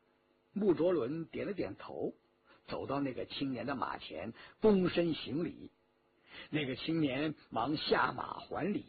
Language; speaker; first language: Chinese; native; Chinese